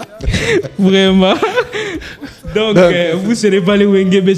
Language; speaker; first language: French; non-native, local second language; Lingala